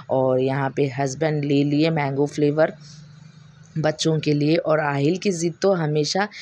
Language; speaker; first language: Hindi; native; Hindi